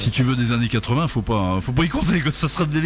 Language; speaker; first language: French; native; French